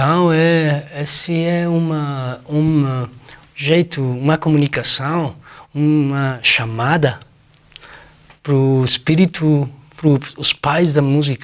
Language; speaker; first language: Portuguese; non-native, fluent; Spanish